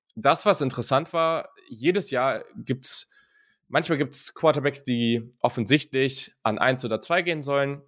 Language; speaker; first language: German; native; German